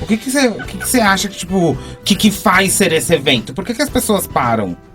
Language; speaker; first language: Portuguese; native; Portuguese